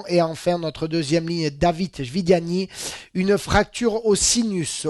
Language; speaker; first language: French; native; French